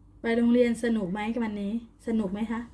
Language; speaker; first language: Thai; native; Thai